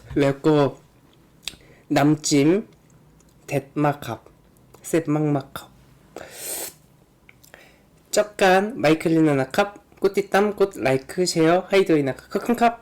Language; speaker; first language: Thai; non-native, fluent; Korean